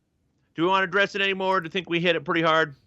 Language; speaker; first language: English; native; English